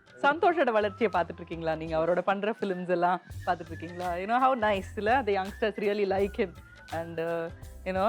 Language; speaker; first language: Tamil; native; Tamil